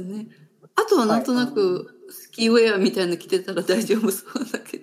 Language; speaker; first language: Japanese; native; Japanese